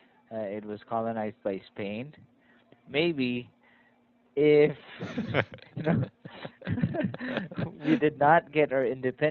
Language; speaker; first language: English; non-native, fluent; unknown